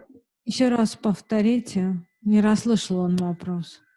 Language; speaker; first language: Russian; native; Russian